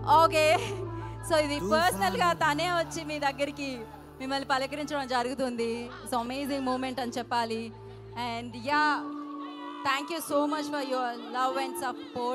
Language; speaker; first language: Telugu; native; Telugu